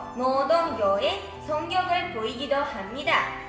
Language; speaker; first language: Korean; non-native, fluent; Uzbek